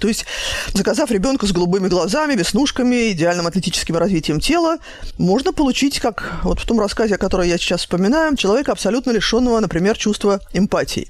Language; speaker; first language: Russian; native; Russian